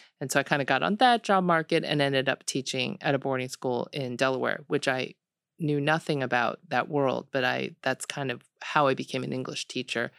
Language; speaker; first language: English; early bilingual, other home language; Korean